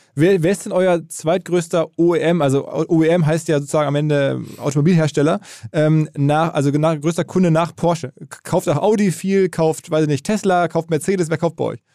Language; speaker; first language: German; native; German